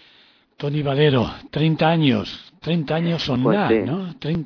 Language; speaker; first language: Spanish; native; Spanish